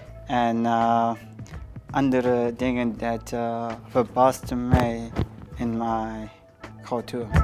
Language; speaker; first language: Dutch; non-native, learner; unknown